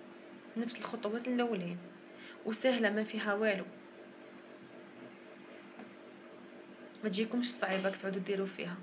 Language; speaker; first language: Arabic; native; Arabic